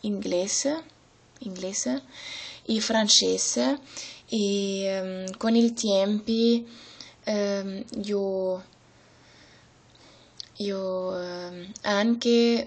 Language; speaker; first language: Italian; non-native, learner; German